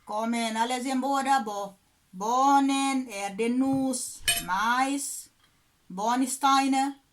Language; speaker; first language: German; non-native, learner; Kabuverdianu